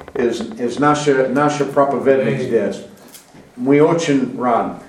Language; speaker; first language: Russian; non-native, learner; English